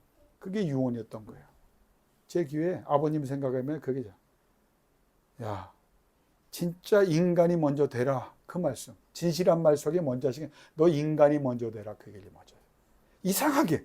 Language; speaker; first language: Korean; native; Korean